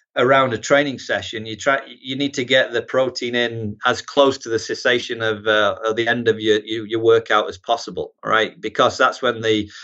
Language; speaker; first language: English; native; English